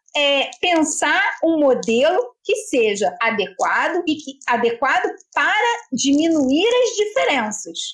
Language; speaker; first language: Portuguese; native; Portuguese